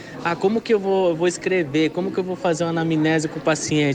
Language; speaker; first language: Portuguese; non-native, local second language; Guarani